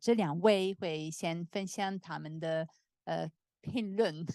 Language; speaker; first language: Chinese; non-native, fluent; Italian